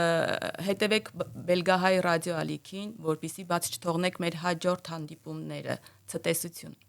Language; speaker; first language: Armenian; early bilingual, heritage; Armenian